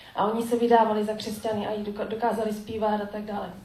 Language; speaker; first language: Czech; native; Czech